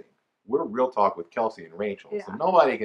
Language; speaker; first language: English; native; English